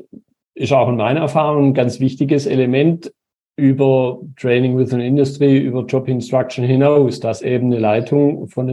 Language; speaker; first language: German; native; German